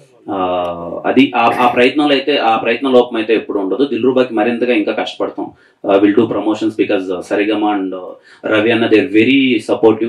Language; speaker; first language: Telugu; native; Telugu